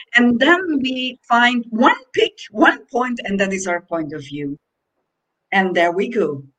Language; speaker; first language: English; non-native, fluent; Dutch